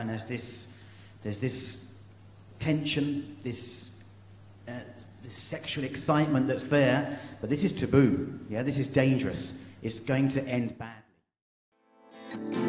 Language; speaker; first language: English; native; English